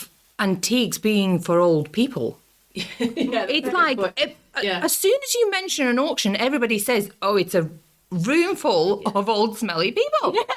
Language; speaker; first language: English; non-native, fluent; Latvian